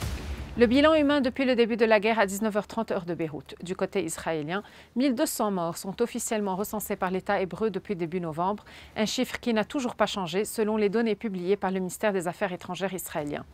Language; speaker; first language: French; non-native, local second language; Arabic